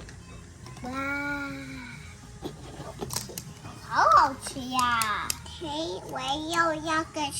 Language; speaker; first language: Chinese; early bilingual, heritage; Chinese